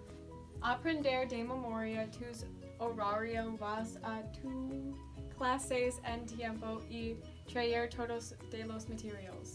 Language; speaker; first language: Spanish; non-native, learner; English